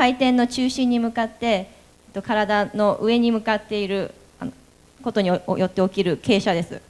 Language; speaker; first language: Japanese; native; Japanese